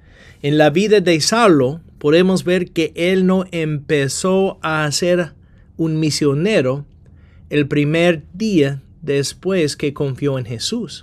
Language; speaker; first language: Spanish; non-native, fluent; English